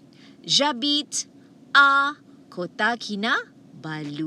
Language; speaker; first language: French; non-native, fluent; Malay